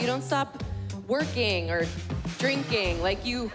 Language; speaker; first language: English; native; English